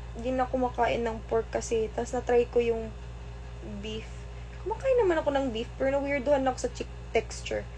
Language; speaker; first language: Filipino; non-native, local second language; Cebuano